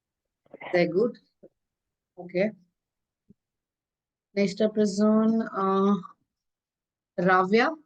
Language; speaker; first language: German; non-native, fluent; Hindi